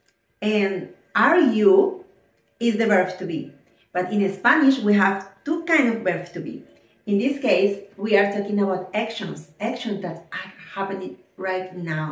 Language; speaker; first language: English; non-native, fluent; Spanish